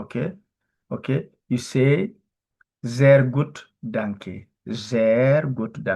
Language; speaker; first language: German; non-native, learner; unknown